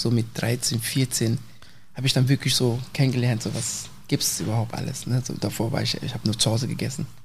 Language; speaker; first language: German; early bilingual, other home language; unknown